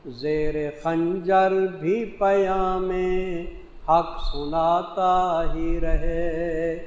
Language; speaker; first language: Urdu; non-native, local second language; Punjabi